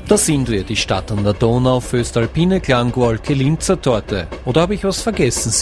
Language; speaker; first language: German; native; German